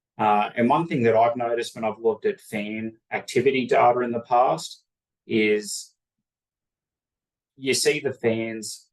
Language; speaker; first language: English; native; English